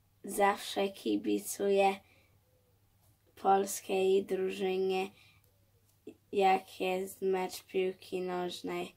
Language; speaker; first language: Polish; early bilingual, heritage; Polish